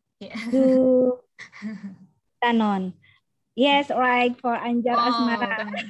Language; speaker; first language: English; non-native, learner; Indonesian